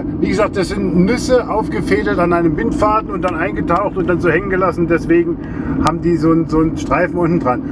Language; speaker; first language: German; native; German